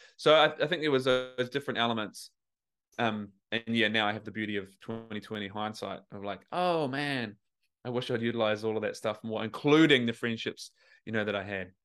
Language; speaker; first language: English; native; English